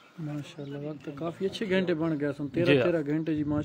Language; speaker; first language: Hindi; non-native, local second language; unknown